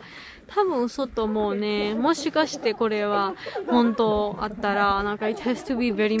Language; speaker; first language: Japanese; non-native, learner; Georgian